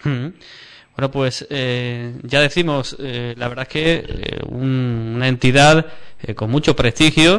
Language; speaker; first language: Spanish; native; Spanish